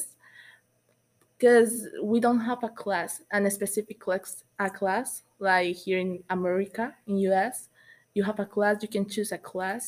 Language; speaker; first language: English; non-native, learner; Spanish